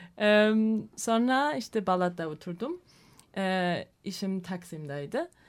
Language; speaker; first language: Turkish; non-native, learner; German